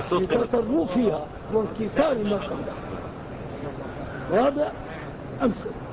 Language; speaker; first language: Arabic; native; Arabic